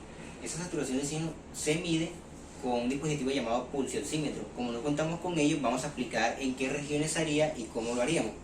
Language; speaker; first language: Spanish; native; Spanish